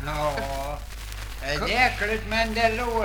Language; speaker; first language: Swedish; native; Swedish